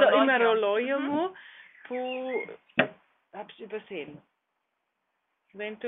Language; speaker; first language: Greek; non-native, learner; German